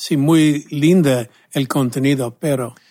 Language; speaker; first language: Spanish; non-native, fluent; English